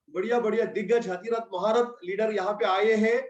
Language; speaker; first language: Hindi; non-native, local second language; Kannada